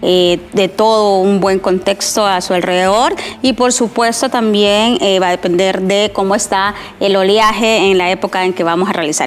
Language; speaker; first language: Spanish; native; Spanish